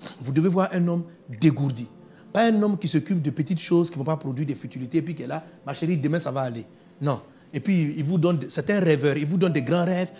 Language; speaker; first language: French; non-native, local second language; Dyula